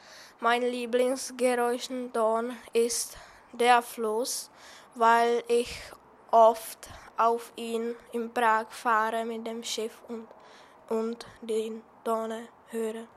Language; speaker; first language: German; non-native, learner; Czech